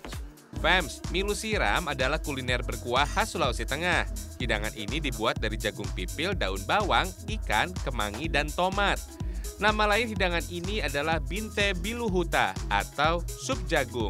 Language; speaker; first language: Indonesian; native; Indonesian